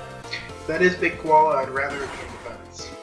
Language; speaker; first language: English; native; English